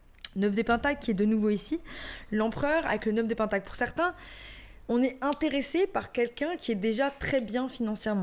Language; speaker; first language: French; native; French